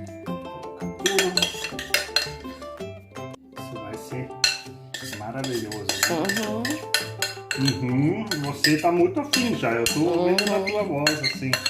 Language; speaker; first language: Portuguese; non-native, learner; German